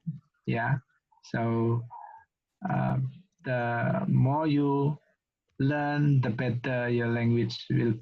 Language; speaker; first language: English; non-native, local second language; Indonesian